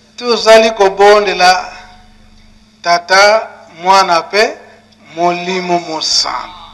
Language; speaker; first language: Lingala; non-native, local second language; Kongo